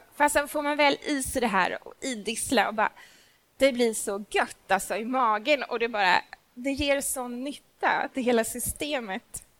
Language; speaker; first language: Swedish; native; Swedish